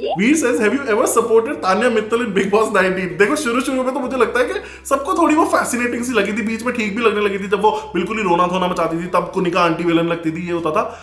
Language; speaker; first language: Hindi; native; Hindi